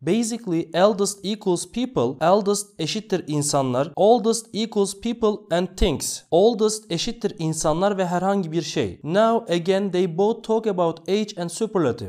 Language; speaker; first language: English; non-native, fluent; Turkish